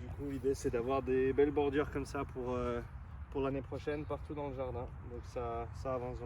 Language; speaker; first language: French; native; French